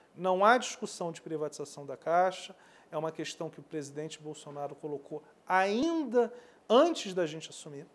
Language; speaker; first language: Portuguese; native; Portuguese